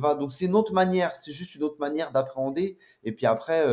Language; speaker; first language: French; native; French